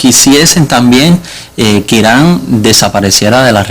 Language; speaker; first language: Spanish; native; Spanish